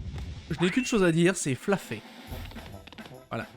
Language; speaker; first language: French; native; French